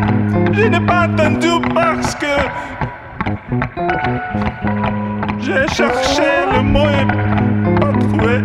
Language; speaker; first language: French; non-native, learner; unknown